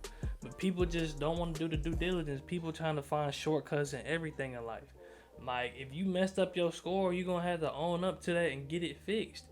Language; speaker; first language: English; native; English